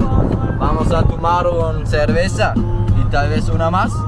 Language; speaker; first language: Spanish; non-native, learner; German